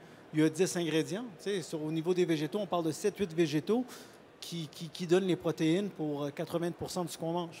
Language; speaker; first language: French; native; French